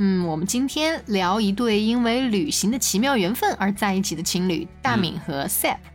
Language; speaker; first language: Chinese; native; Chinese